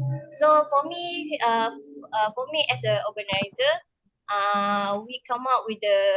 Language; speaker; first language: English; non-native, local second language; Malay